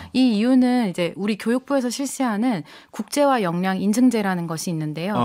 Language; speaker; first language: Korean; native; Korean